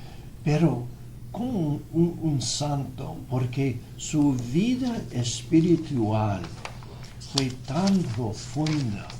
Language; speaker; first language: Spanish; non-native, fluent; English